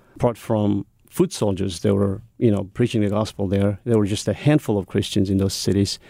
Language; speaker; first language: English; non-native, fluent; Mongolian